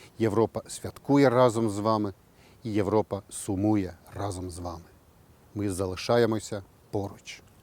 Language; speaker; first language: Ukrainian; non-native, fluent; Estonian